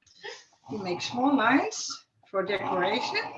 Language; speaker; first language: English; non-native, learner; Dutch